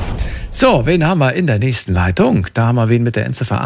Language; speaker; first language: German; native; German